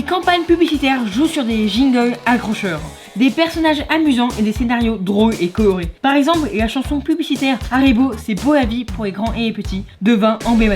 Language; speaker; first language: French; native; French